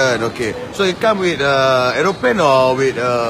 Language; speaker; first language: English; non-native, local second language; Malay